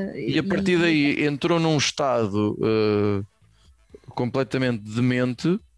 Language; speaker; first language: Portuguese; native; Portuguese